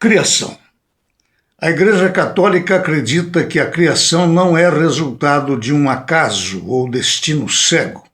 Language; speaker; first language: Portuguese; native; Portuguese